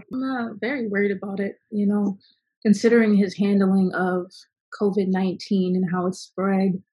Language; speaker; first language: English; native; English